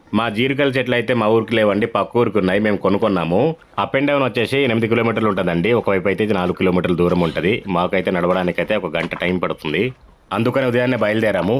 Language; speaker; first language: Telugu; non-native, local second language; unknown